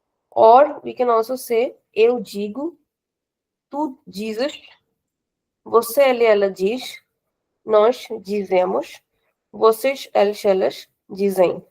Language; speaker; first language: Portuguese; non-native, fluent; Hindi